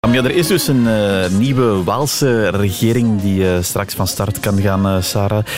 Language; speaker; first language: Dutch; native; Dutch